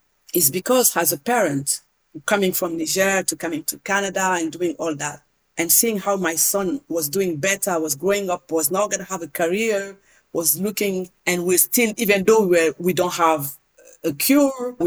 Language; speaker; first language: English; non-native, fluent; Hausa